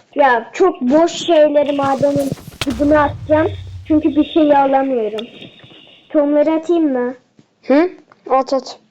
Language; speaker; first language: Turkish; native; Turkish